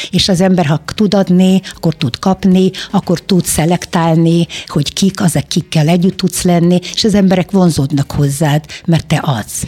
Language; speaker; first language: Hungarian; non-native, fluent; Russian